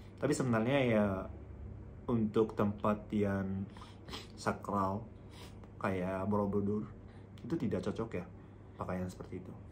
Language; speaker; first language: Indonesian; non-native, fluent; Japanese